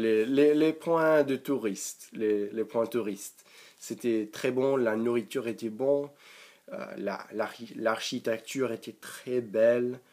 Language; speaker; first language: French; non-native, learner; English